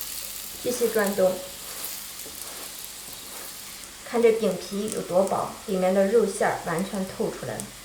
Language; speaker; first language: Chinese; native; Chinese